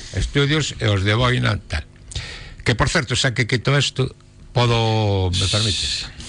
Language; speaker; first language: Galician; non-native, local second language; Spanish